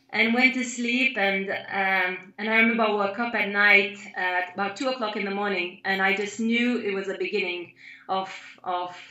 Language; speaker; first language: English; non-native, fluent; Lithuanian